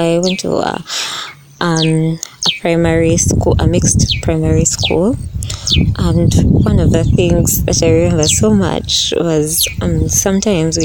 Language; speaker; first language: English; non-native, local second language; Ganda